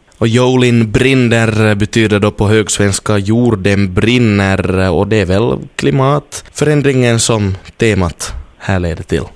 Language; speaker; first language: Swedish; native; Swedish